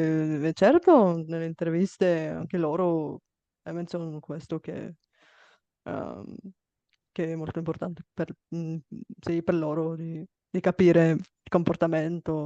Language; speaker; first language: Italian; non-native, fluent; Bulgarian